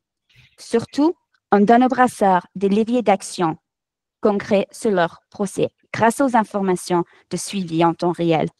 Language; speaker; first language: French; non-native, fluent; English